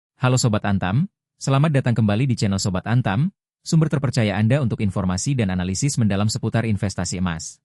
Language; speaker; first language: Indonesian; native; Indonesian